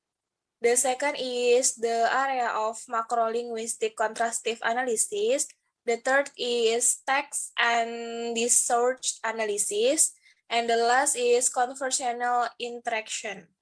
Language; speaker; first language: English; non-native, learner; Indonesian